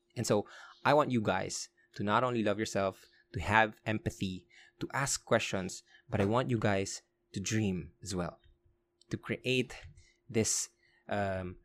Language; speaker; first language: English; non-native, local second language; Filipino